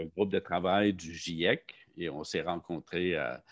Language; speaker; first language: French; native; French